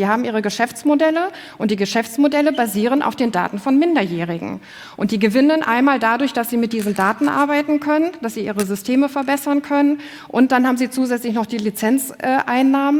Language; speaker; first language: German; native; German